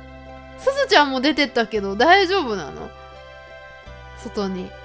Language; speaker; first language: Japanese; native; Japanese